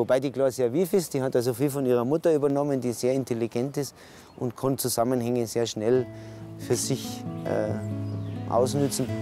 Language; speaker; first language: German; native; German